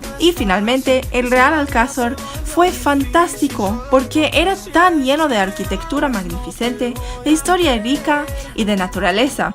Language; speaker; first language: Spanish; non-native, learner; English